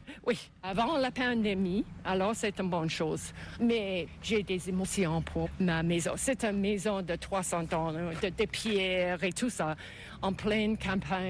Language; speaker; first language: French; non-native, local second language; English